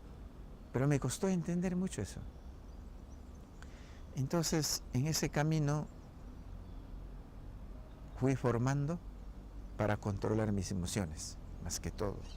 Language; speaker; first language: Spanish; non-native, local second language; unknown